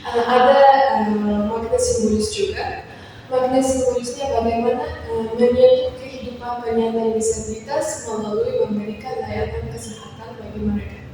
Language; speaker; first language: Indonesian; non-native, learner; Uzbek